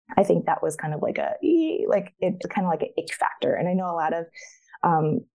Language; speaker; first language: English; early bilingual, other home language; Chinese